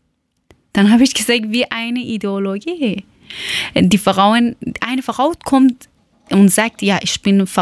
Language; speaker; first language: German; non-native, learner; Persian